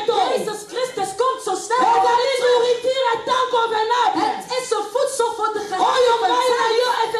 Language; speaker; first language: Dutch; non-native, learner; French